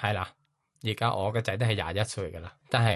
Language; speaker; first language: Cantonese; non-native, learner; Thai